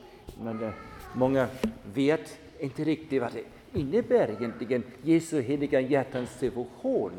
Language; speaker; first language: Swedish; non-native, fluent; German